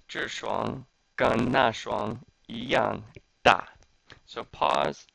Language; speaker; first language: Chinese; non-native, fluent; English